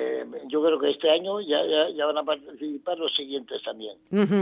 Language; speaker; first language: Spanish; native; Spanish